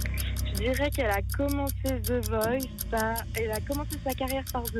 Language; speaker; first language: French; native; French